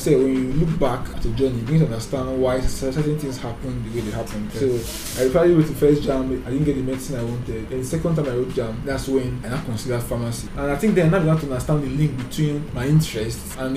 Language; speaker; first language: English; non-native, local second language; Yoruba